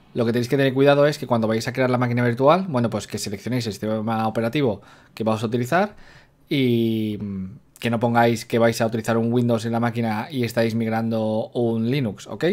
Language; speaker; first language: Spanish; native; Spanish